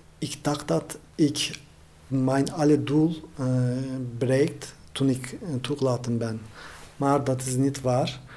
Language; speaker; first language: Dutch; non-native, learner; Turkish